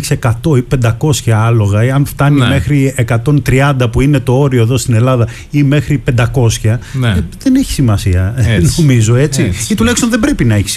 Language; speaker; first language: Greek; native; Greek